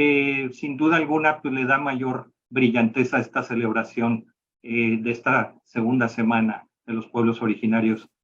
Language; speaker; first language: Spanish; native; Spanish